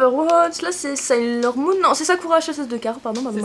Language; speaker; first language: French; native; French